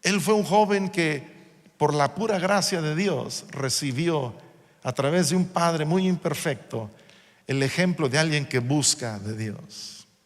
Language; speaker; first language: Spanish; non-native, local second language; English